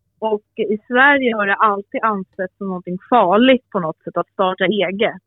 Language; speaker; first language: Swedish; early bilingual, other home language; Albanian